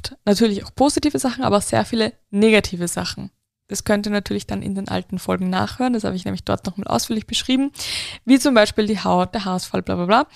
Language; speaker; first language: German; native; German